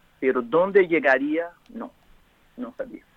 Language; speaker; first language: Spanish; non-native, learner; Portuguese